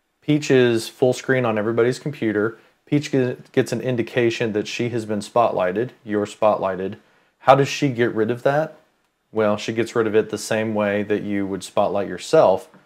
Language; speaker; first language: English; native; English